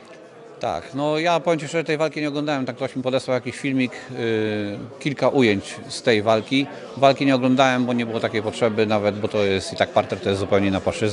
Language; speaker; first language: Polish; native; Polish